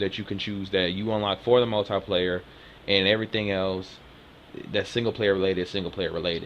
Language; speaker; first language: English; native; English